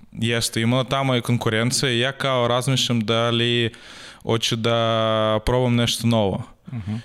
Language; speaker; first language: Serbian; non-native, learner; Russian